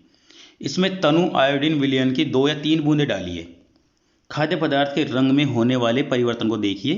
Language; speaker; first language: Hindi; native; Hindi